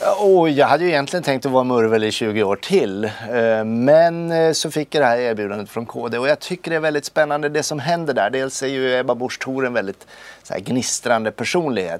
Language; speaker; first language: Swedish; native; Swedish